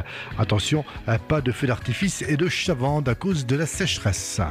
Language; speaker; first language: French; native; French